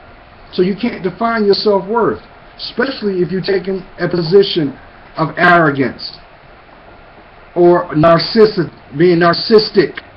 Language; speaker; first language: English; native; English